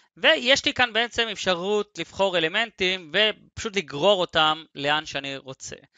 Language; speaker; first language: Hebrew; native; Hebrew